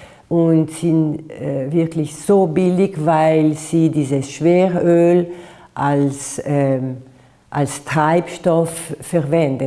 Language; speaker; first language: German; non-native, fluent; Italian